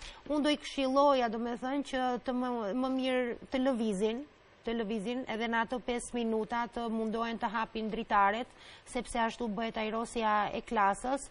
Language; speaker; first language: Albanian; native; Albanian